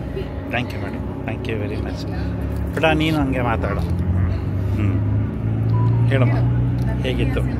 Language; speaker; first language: Kannada; native; Kannada